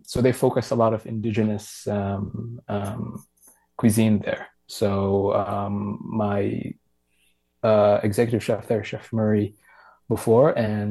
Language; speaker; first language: English; non-native, local second language; Filipino